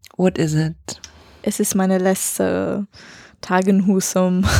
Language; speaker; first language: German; non-native, learner; English